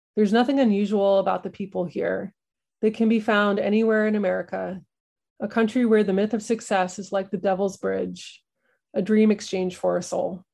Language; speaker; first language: English; native; English